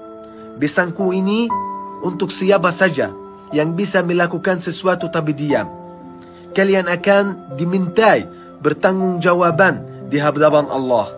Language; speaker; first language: Indonesian; non-native, fluent; Arabic